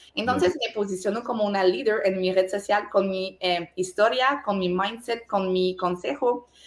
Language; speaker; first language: Spanish; non-native, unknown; French